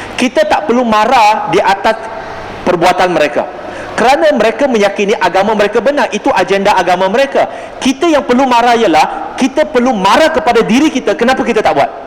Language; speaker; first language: Malay; non-native, local second language; Chinese